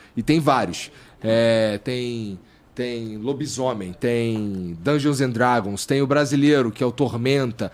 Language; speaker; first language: Portuguese; native; Portuguese